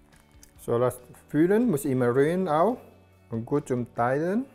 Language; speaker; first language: German; non-native, learner; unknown